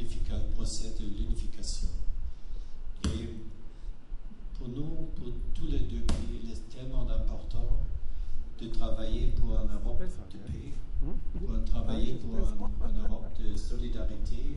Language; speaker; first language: French; non-native, fluent; German